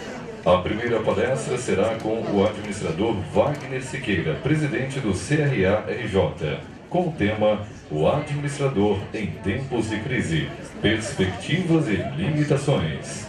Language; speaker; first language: Portuguese; native; Portuguese